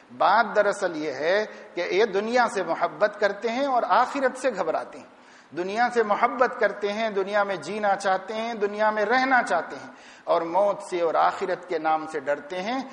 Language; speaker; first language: Urdu; native; Urdu